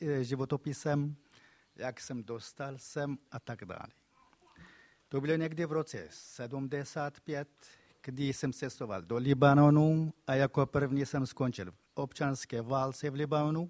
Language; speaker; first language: Czech; non-native, fluent; Kurdish